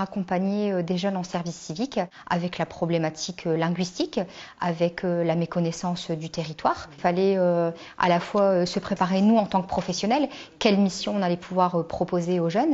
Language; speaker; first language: French; native; French